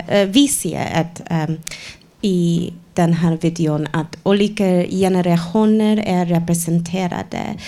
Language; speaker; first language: Swedish; non-native, fluent; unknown